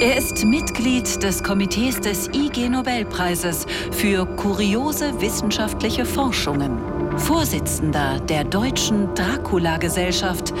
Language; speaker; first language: German; native; German